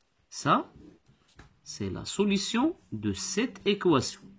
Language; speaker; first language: French; non-native, local second language; Arabic